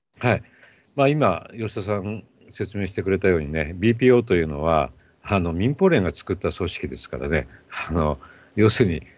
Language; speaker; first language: Japanese; native; Japanese